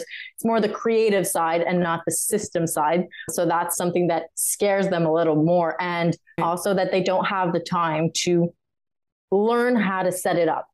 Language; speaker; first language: English; non-native, fluent; French